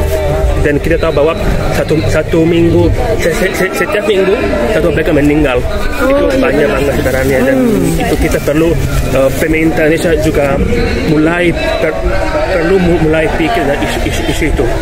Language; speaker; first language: Indonesian; non-native, fluent; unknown